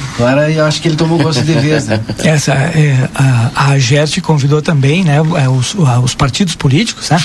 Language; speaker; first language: Portuguese; native; Portuguese